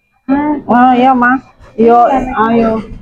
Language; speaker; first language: Chinese; non-native, learner; Indonesian